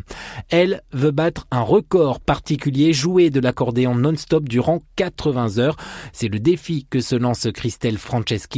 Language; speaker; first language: French; native; French